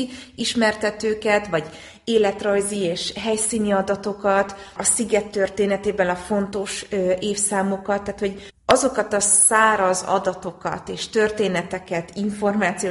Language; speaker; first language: Hungarian; native; Hungarian